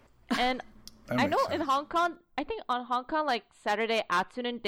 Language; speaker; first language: English; non-native, local second language; Cantonese